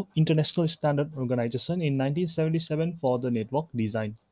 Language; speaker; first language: English; non-native, local second language; Nepali